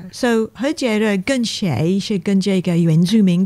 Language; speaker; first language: Chinese; non-native, learner; English